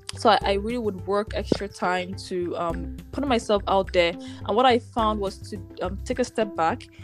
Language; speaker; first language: English; non-native, local second language; Yoruba